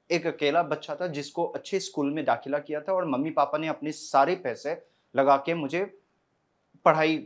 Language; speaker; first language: Hindi; non-native, local second language; Assamese